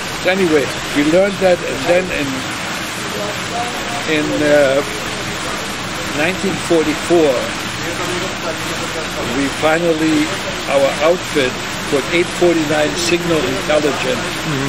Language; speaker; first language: English; non-native, fluent; German